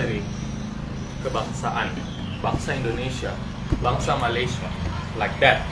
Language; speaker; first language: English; non-native, learner; Indonesian